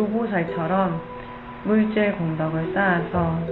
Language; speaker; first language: Korean; native; Korean